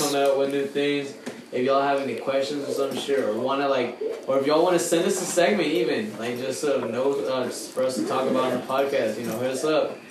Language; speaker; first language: English; early bilingual, other home language; Spanish